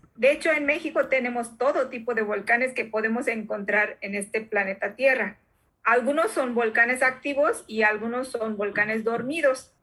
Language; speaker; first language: Spanish; non-native, fluent; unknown